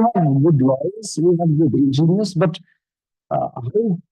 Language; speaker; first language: English; non-native, local second language; Nepali